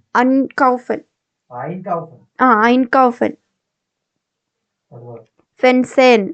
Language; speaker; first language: German; non-native, learner; Malayalam